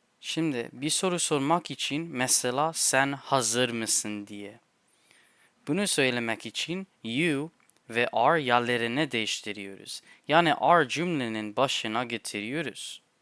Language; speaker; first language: Turkish; non-native, fluent; English